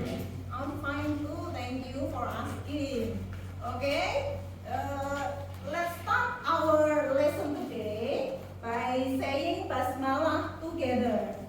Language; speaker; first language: English; non-native, fluent; Indonesian